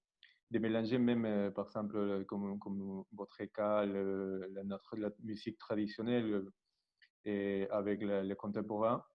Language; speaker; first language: French; non-native, learner; Spanish